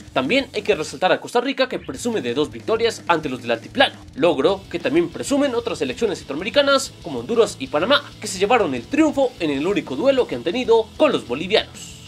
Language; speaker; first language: Spanish; native; Spanish